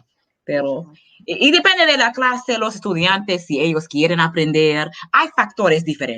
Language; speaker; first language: Spanish; non-native, fluent; English